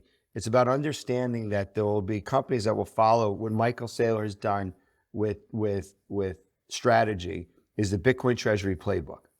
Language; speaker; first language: English; native; English